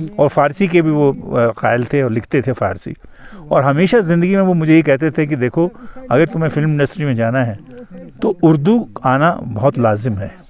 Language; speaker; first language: Urdu; native; Urdu